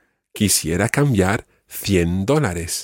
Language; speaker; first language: Spanish; non-native, fluent; English